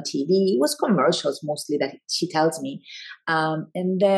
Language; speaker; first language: English; non-native, fluent; Italian